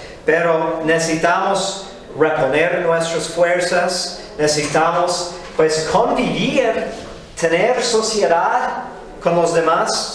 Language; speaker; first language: Spanish; non-native, fluent; English